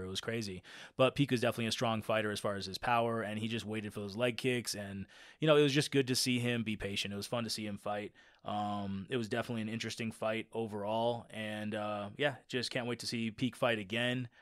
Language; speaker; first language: English; native; English